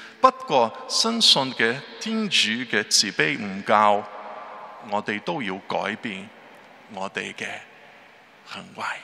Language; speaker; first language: Chinese; non-native, learner; Portuguese